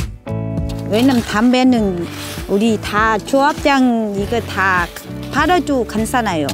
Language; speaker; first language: Korean; non-native, learner; Vietnamese